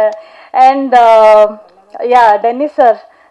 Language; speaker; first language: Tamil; non-native, learner; Kannada